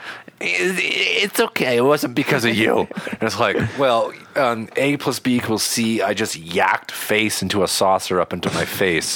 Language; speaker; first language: English; native; English